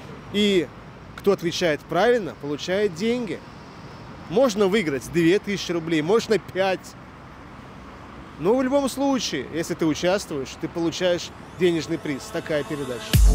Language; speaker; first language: Russian; native; Russian